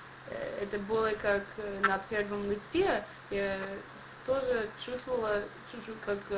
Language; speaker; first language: Russian; non-native, learner; English